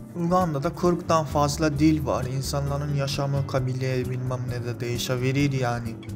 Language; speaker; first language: Turkish; non-native, fluent; Japanese